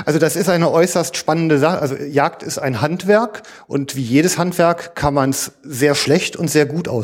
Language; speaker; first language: German; native; German